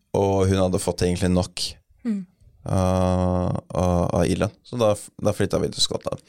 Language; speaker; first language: Norwegian; early bilingual, other home language; English